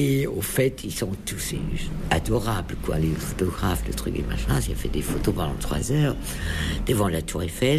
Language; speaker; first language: French; native; French